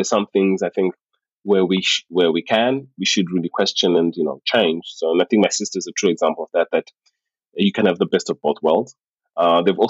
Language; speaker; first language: English; non-native, local second language; Shona